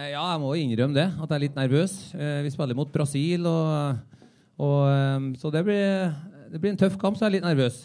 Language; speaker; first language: Norwegian; native; Norwegian